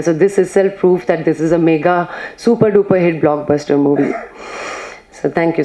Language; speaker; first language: Tamil; non-native, fluent; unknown